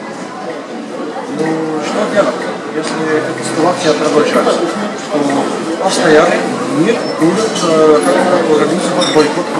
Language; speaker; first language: Russian; non-native, learner; Dutch